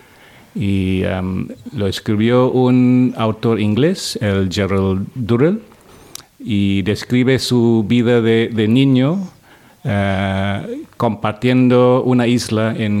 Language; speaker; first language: Spanish; non-native, fluent; English